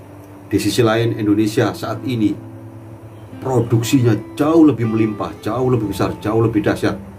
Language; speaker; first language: Indonesian; native; Indonesian